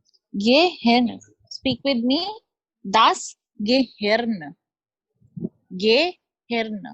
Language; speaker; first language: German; non-native, learner; Hindi